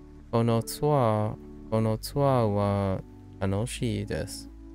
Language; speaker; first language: Japanese; non-native, learner; English